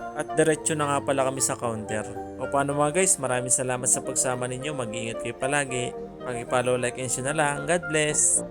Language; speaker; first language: Filipino; non-native, local second language; Iloko